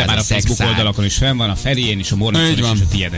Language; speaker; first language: Hungarian; native; Hungarian